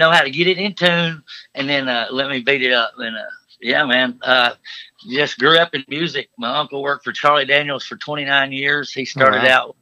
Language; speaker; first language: English; native; English